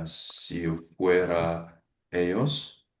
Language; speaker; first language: Spanish; non-native, learner; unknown